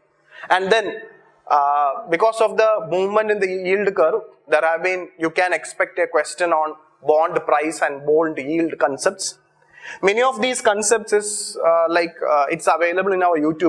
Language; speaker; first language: English; non-native, local second language; Malayalam